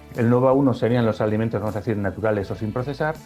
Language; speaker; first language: Spanish; native; Spanish